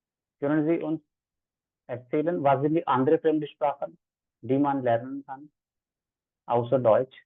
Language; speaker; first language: German; non-native, fluent; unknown